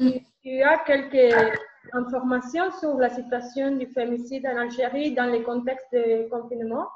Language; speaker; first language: French; non-native, learner; Spanish